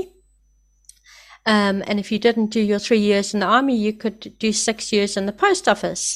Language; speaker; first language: English; native; English